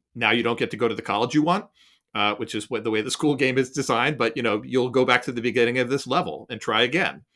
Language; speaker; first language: English; native; English